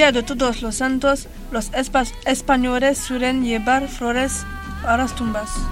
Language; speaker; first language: Spanish; non-native, learner; French